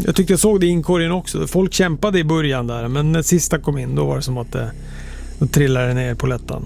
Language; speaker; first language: Swedish; native; Swedish